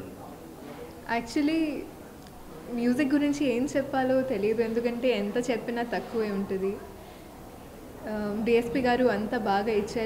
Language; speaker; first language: Telugu; non-native, fluent; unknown